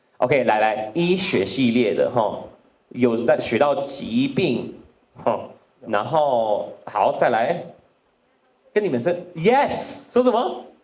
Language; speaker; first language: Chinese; non-native, fluent; English